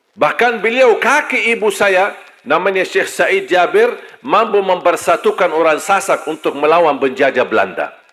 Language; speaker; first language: Malay; non-native, fluent; Arabic